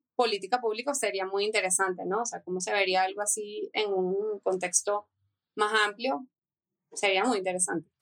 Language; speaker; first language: Spanish; native; Spanish